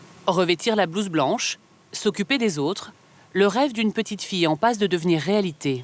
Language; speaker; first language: French; native; French